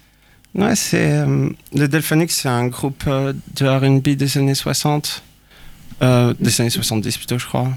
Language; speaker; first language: French; native; French